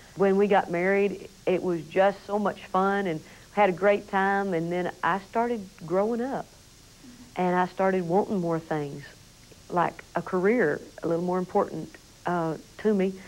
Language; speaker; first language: English; native; English